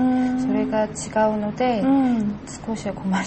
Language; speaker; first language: Japanese; non-native, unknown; Korean